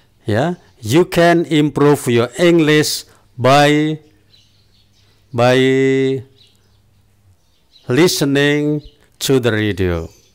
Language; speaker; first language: English; non-native, fluent; Indonesian